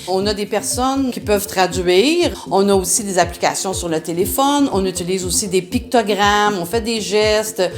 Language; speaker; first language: French; native; French